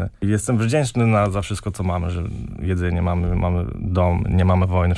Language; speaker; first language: Polish; early bilingual, heritage; Polish